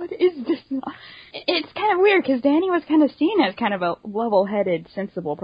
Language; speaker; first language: English; native; English